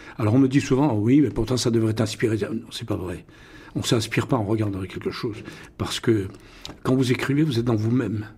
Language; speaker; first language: French; non-native, local second language; Russian